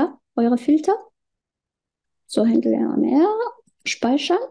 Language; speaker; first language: German; non-native, fluent; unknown